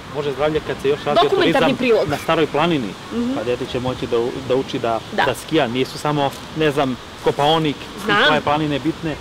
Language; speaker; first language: Serbian; native; Serbian